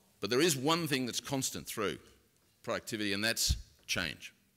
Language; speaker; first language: English; native; English